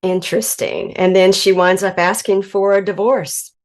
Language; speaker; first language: English; native; English